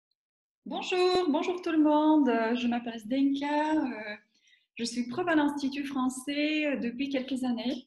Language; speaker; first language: French; non-native, fluent; Slovak